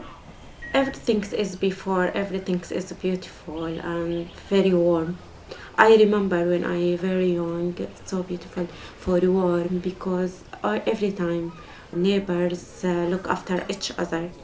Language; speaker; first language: English; non-native, learner; Arabic